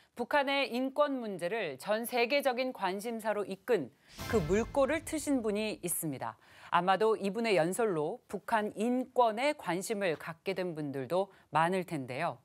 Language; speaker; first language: Korean; native; Korean